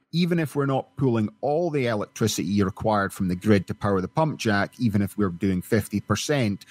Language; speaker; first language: English; native; English